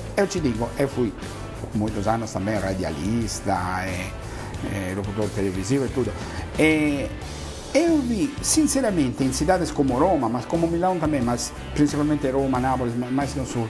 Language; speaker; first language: Portuguese; non-native, fluent; Italian